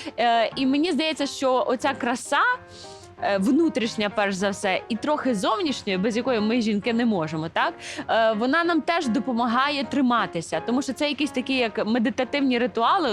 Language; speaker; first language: Ukrainian; native; Ukrainian